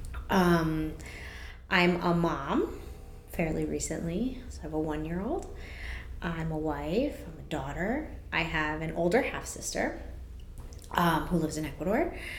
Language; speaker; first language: English; early bilingual, other home language; Spanish